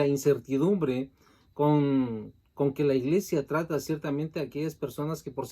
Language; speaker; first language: Spanish; native; Spanish